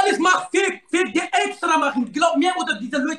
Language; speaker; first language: German; non-native, learner; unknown